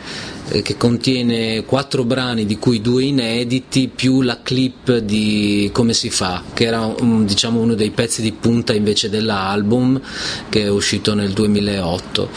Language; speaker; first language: Italian; native; Italian